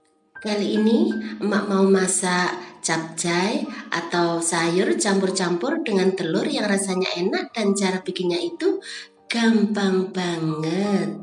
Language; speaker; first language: Indonesian; native; Indonesian